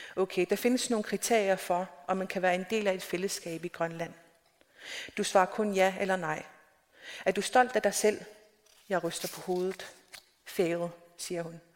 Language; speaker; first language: Danish; non-native, local second language; Kalaallisut